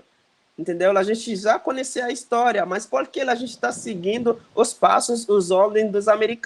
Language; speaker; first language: Portuguese; non-native, fluent; Haitian Creole